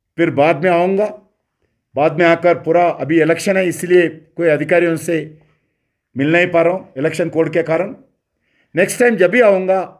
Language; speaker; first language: Hindi; non-native, local second language; Telugu